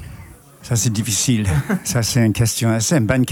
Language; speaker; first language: French; non-native, fluent; English